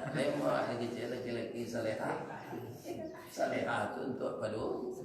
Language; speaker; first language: Malay; non-native, local second language; Minangkabau